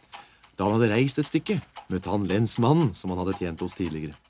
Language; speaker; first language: Norwegian; native; Norwegian